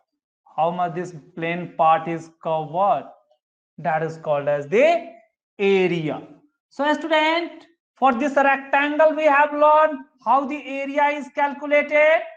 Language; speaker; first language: English; non-native, local second language; Hindi